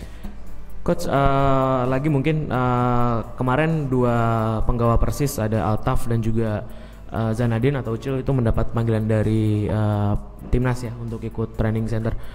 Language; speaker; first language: Indonesian; native; Indonesian